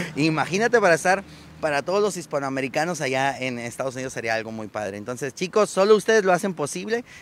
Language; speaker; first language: Spanish; native; Spanish